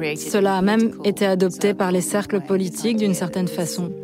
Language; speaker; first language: French; early bilingual, other home language; Arabic